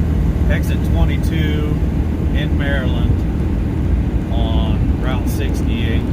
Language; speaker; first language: English; native; English